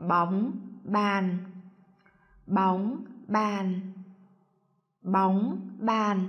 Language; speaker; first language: Vietnamese; native; Vietnamese